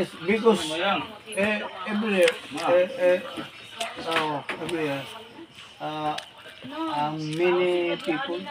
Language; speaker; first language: English; non-native, learner; Cebuano